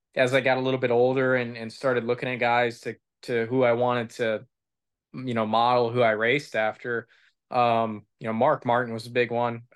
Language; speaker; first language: English; native; English